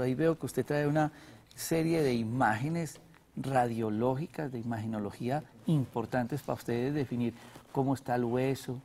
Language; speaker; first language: Spanish; native; Spanish